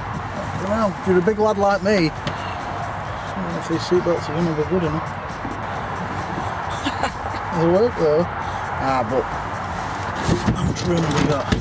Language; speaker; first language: English; native; English